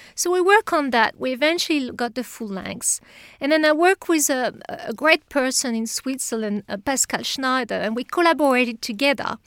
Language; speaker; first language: English; non-native, fluent; French